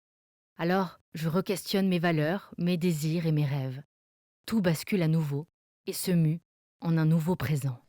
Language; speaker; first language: French; native; French